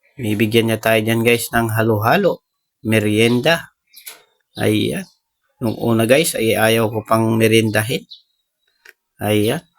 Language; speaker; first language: Filipino; native; Filipino